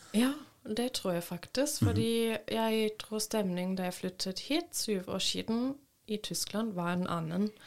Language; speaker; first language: Norwegian; non-native, fluent; German